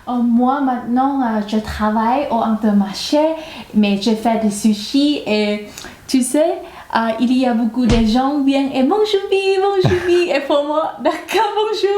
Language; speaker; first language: French; non-native, learner; Thai